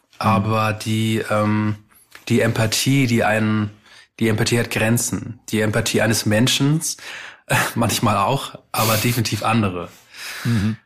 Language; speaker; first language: German; early bilingual, other home language; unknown